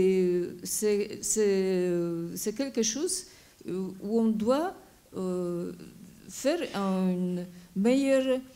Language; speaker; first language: French; non-native, fluent; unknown